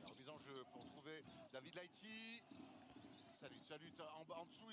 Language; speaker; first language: French; native; French